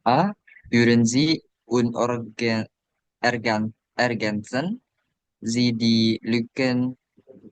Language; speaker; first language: German; non-native, learner; Indonesian